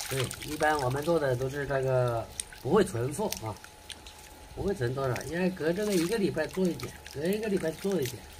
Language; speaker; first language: Chinese; native; Chinese